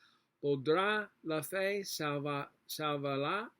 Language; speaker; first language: Spanish; non-native, learner; English